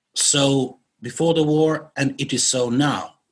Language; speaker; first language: English; non-native, fluent; Bosnian